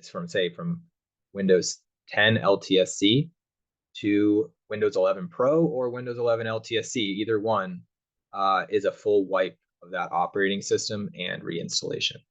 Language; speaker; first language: English; native; English